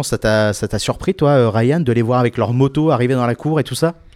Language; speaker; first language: French; native; French